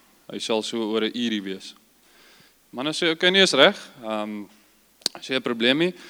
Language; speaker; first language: Afrikaans; early bilingual, heritage; Afrikaans